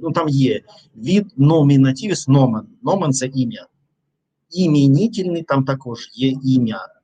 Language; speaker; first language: Ukrainian; non-native, learner; Russian